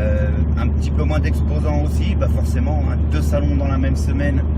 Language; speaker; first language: French; native; French